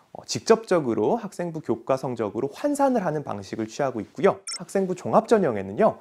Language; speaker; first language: Korean; native; Korean